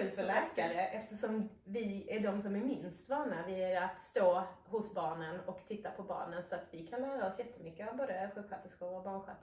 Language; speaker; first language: Swedish; native; Swedish